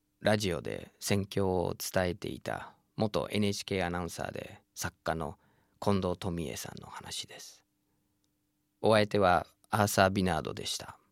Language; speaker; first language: Japanese; non-native, fluent; English